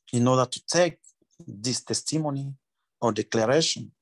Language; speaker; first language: English; non-native, learner; French